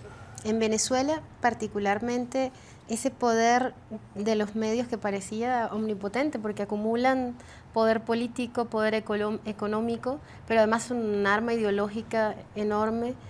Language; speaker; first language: Spanish; native; Spanish